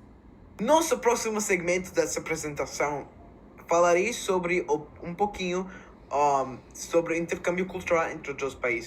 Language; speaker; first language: Portuguese; non-native, learner; English